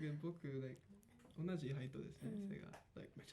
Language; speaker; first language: Japanese; non-native, learner; English